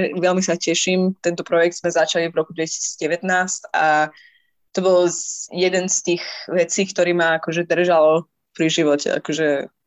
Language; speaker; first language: Slovak; non-native, fluent; Persian